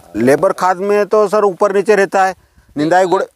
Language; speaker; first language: Hindi; native; Hindi